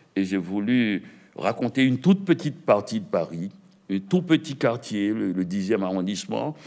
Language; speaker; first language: French; native; French